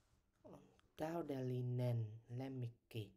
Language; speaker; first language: Finnish; non-native, learner; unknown